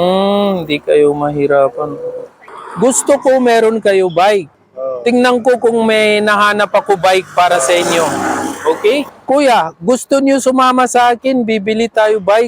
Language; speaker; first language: Filipino; non-native, learner; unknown